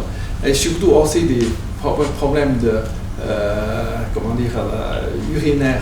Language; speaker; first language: French; non-native, learner; Chinese